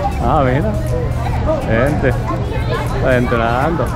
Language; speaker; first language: Spanish; non-native, learner; Japanese